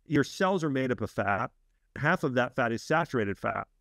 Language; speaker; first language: English; native; English